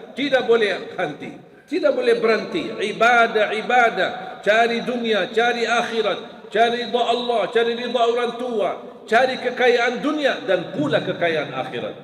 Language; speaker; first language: Malay; non-native, fluent; Arabic